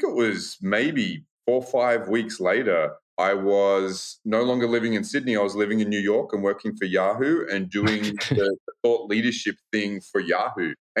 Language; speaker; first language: English; native; English